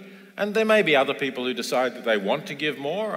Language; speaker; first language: English; native; English